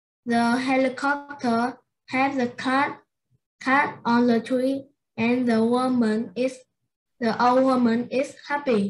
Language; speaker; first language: English; non-native, learner; Vietnamese